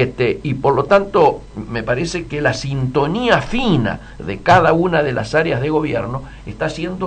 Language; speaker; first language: Spanish; native; Spanish